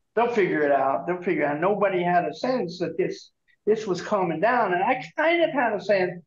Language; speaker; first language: English; native; English